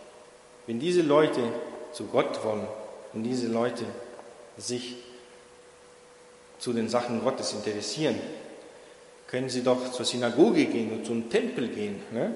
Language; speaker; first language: German; non-native, fluent; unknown